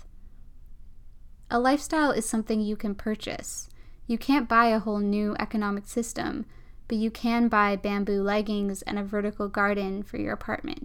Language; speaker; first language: English; native; English